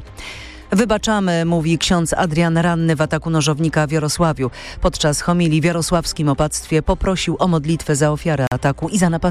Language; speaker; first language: Polish; native; Polish